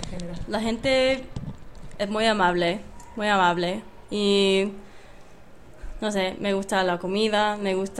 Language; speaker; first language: Spanish; non-native, fluent; English